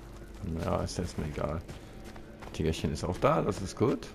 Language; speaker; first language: German; native; German